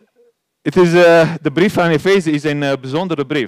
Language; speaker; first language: Dutch; non-native, learner; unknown